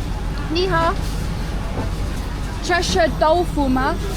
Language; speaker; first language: Chinese; non-native, learner; English